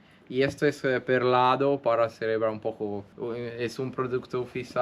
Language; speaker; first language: Spanish; non-native, learner; Italian